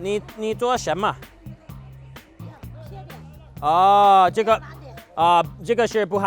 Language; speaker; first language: Chinese; non-native, learner; English